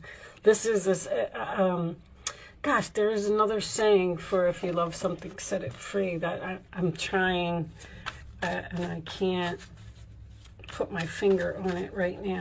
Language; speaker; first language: English; native; English